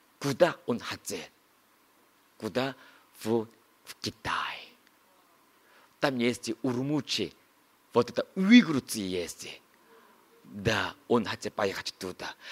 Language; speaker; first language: Russian; non-native, learner; Korean